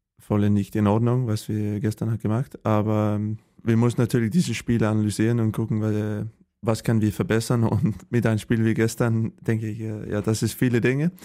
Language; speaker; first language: German; non-native, learner; Danish